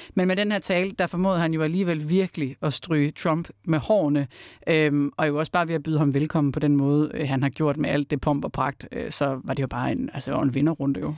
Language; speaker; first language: Danish; native; Danish